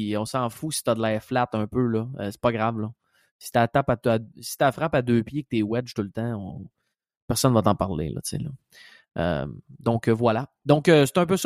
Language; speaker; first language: French; native; French